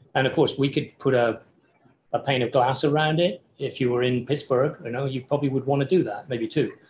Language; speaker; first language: English; native; English